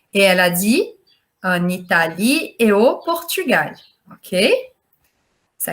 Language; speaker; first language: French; non-native, fluent; Portuguese